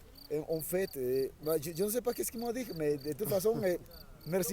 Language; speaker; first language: French; non-native, learner; Spanish